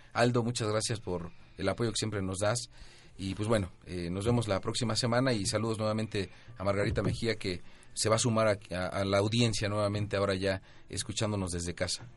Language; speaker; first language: Spanish; native; Spanish